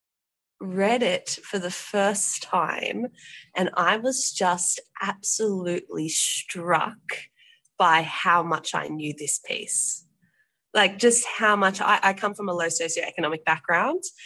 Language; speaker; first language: English; native; English